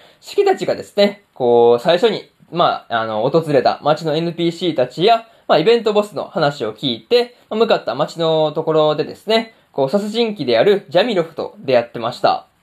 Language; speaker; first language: Japanese; native; Japanese